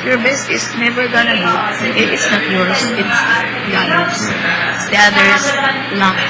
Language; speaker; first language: English; non-native, local second language; Filipino